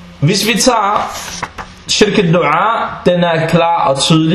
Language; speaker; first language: Danish; non-native, fluent; Arabic